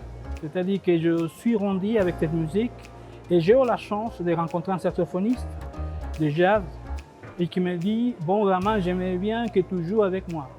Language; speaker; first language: French; non-native, fluent; Spanish